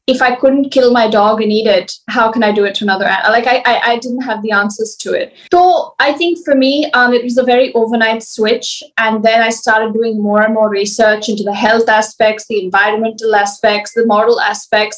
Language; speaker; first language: English; early bilingual, other home language; Hindi